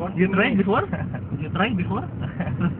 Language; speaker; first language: English; non-native, local second language; Filipino